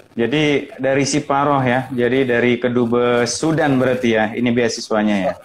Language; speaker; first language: Indonesian; native; Indonesian